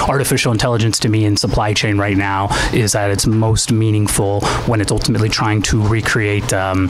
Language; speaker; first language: English; native; English